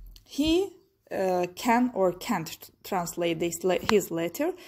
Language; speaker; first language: English; non-native, fluent; Azerbaijani